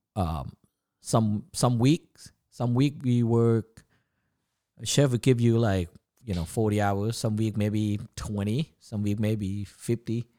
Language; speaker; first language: English; non-native, learner; Thai